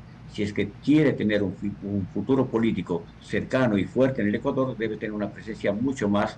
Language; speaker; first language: Spanish; native; Spanish